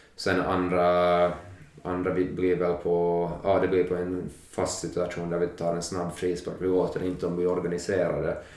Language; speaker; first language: Swedish; native; Swedish